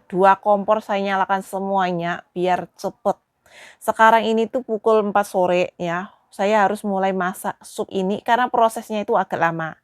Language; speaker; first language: Indonesian; non-native, local second language; Javanese